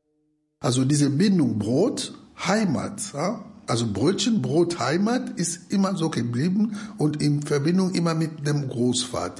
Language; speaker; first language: German; non-native, fluent; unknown